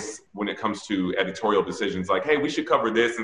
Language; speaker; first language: English; native; English